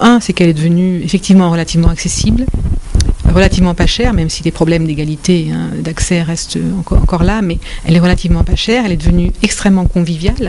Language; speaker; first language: French; native; French